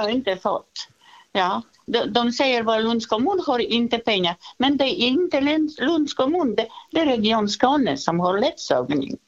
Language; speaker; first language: Swedish; non-native, fluent; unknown